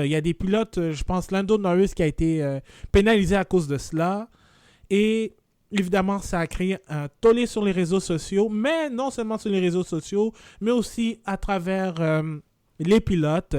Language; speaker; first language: French; native; French